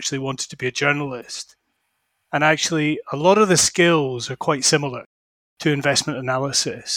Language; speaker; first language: English; native; English